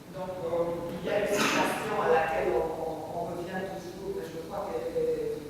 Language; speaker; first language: French; non-native, fluent; Romanian